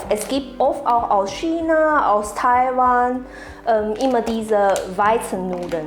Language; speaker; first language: German; non-native, fluent; Chinese